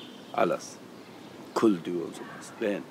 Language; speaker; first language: German; non-native, learner; Tibetan